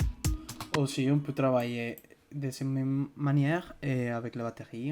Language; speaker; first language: French; non-native, fluent; Spanish